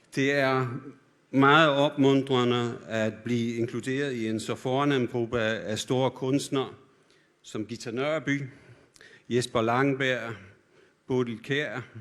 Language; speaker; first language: Danish; early bilingual, heritage; English